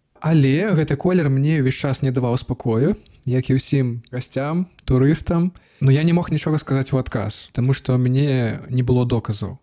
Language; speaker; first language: Belarusian; native; Belarusian